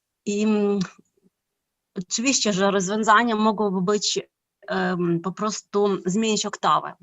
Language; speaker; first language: Polish; non-native, fluent; Ukrainian